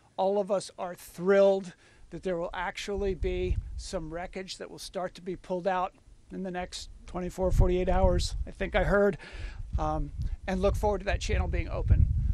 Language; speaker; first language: English; native; English